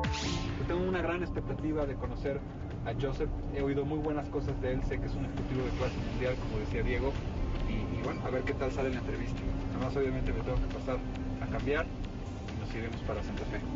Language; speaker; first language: Spanish; native; Spanish